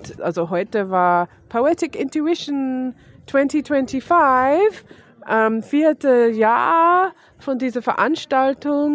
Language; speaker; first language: German; non-native, fluent; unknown